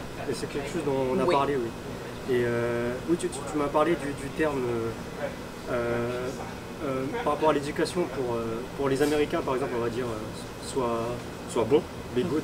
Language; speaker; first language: French; early bilingual, other home language; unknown